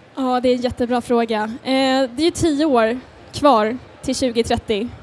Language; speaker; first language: Swedish; native; Swedish